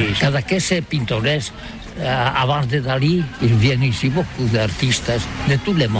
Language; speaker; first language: French; non-native, learner; Catalan